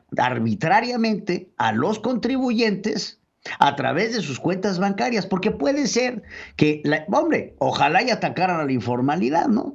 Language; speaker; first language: Spanish; native; Spanish